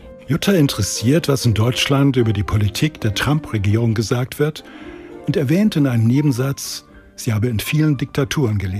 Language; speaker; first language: German; native; German